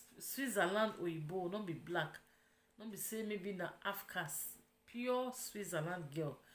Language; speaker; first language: Nigerian Pidgin; non-native, local second language; Yoruba